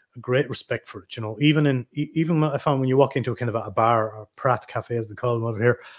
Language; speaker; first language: English; native; English